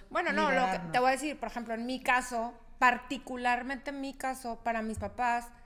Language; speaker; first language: Spanish; native; Spanish